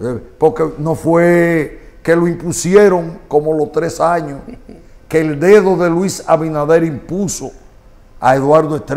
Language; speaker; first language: Spanish; native; Spanish